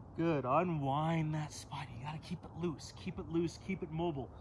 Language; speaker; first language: English; native; English